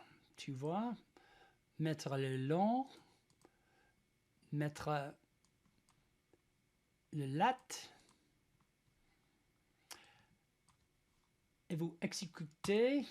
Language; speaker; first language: French; non-native, learner; English